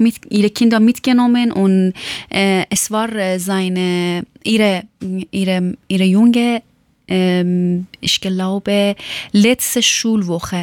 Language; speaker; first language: German; non-native, learner; Persian